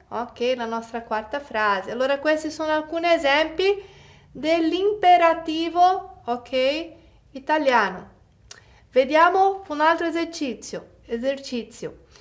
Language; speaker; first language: Italian; non-native, fluent; Portuguese